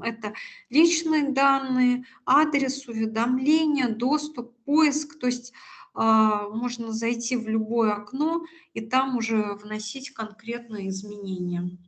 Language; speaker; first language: Russian; native; Russian